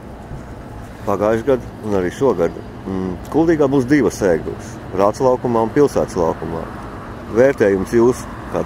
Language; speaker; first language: Latvian; native; Latvian